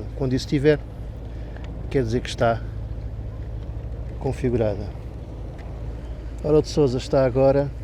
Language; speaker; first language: Portuguese; native; Portuguese